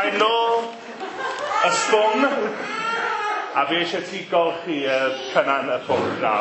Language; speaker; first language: Welsh; native; Welsh